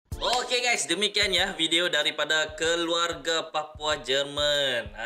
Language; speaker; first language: Malay; native; Malay